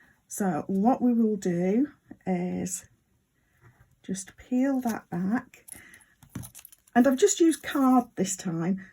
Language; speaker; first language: English; native; English